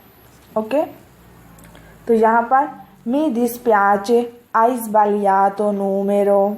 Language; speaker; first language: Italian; non-native, fluent; Urdu